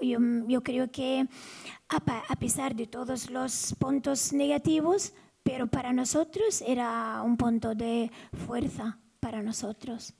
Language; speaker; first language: Spanish; non-native, fluent; Arabic